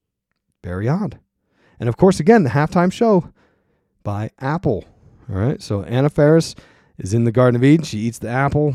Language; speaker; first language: English; native; English